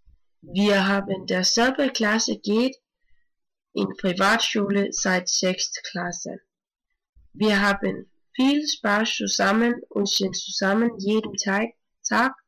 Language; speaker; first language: German; non-native, learner; Danish